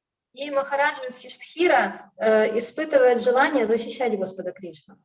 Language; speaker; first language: Russian; native; Russian